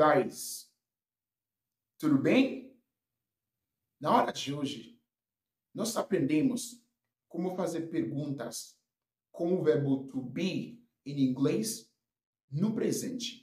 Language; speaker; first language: Portuguese; non-native, fluent; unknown